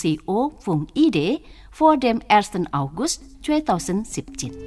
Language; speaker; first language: German; non-native, fluent; Indonesian